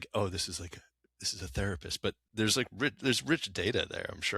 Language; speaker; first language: English; native; English